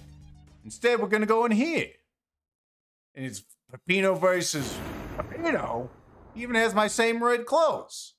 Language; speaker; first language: English; native; English